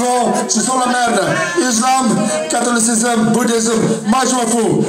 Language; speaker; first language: French; non-native, local second language; Dutch